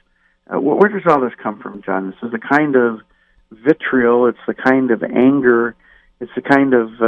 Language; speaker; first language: English; native; English